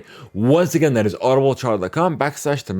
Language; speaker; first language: English; early bilingual, heritage; Arabic